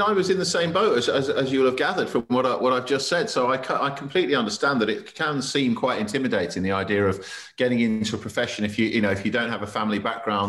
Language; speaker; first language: English; native; English